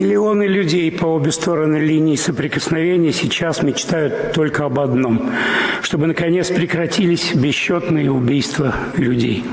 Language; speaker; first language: Russian; native; Russian